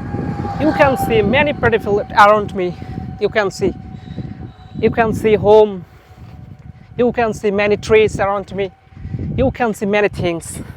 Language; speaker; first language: English; non-native, learner; Bangla